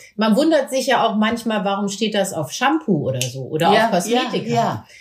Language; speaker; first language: German; native; German